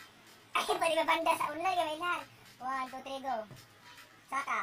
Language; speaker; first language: Cebuano; native; Cebuano